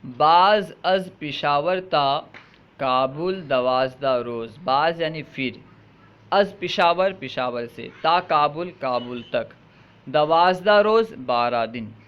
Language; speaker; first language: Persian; non-native, fluent; Urdu